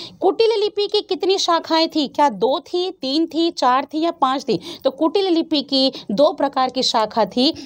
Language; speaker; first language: Hindi; native; Hindi